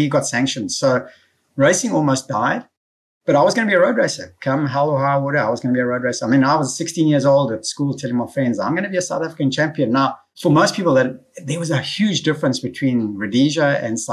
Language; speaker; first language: English; native; English